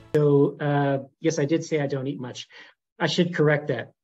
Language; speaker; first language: English; native; English